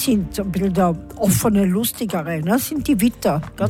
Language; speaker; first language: German; native; German